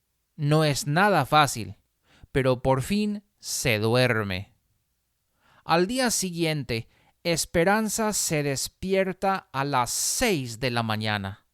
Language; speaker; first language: Spanish; non-native, fluent; English